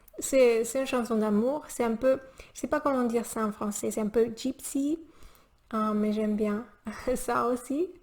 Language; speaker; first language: French; non-native, learner; Spanish